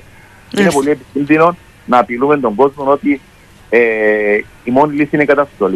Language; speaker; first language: Greek; native; Greek